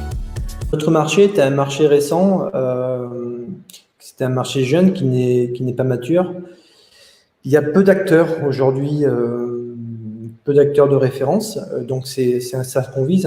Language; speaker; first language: French; native; French